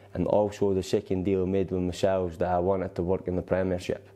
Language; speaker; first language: English; native; English